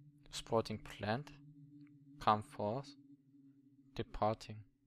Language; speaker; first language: English; non-native, learner; German